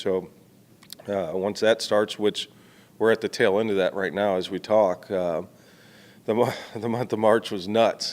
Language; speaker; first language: English; native; English